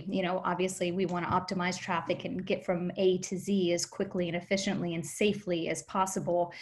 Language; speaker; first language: English; native; English